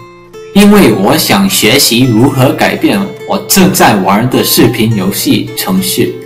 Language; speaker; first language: Chinese; early bilingual, heritage; English